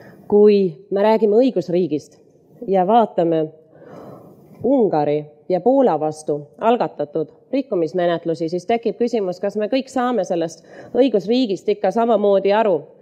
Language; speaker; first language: Estonian; early bilingual, heritage; Estonian